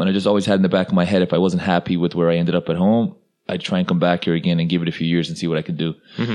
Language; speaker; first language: English; non-native, local second language; Irish